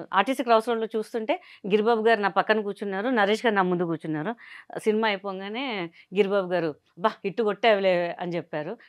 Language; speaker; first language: Telugu; non-native, local second language; Hindi